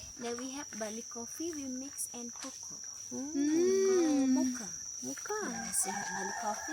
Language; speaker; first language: English; non-native, learner; Indonesian